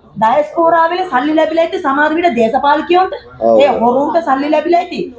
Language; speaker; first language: Sinhala; non-native, local second language; Tamil